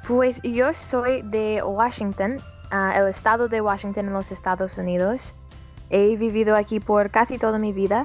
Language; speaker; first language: Spanish; non-native, fluent; English